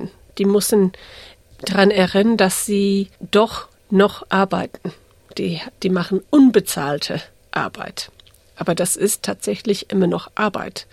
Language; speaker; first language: German; non-native, fluent; English